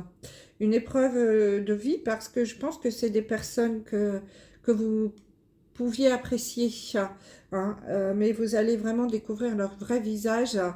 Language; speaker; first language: French; native; French